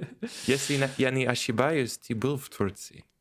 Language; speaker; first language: Russian; non-native, learner; English